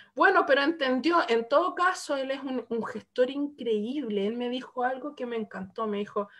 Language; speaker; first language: Spanish; native; Spanish